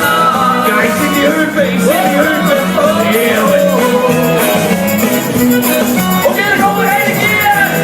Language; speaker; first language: Dutch; native; Dutch